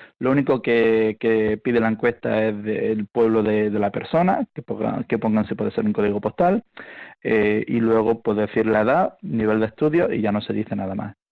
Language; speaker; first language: Spanish; native; Spanish